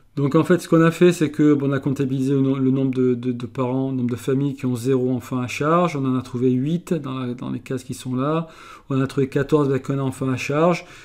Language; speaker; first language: French; native; French